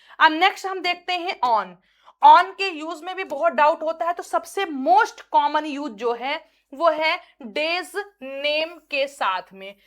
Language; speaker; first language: Hindi; native; Hindi